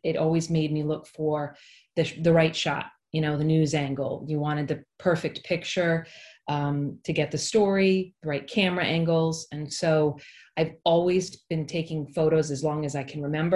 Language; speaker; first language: English; native; English